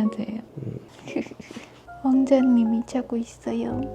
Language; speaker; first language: Korean; non-native, fluent; Indonesian